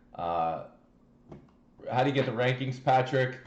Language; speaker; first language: English; native; English